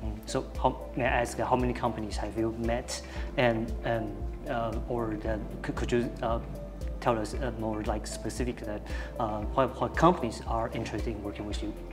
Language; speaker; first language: English; non-native, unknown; Chinese